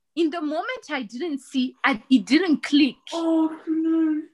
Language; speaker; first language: English; non-native, fluent; Rundi